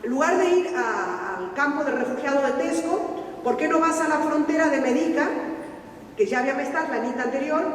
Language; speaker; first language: Spanish; native; Spanish